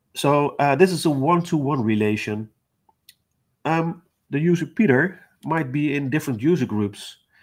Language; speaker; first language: English; non-native, fluent; Dutch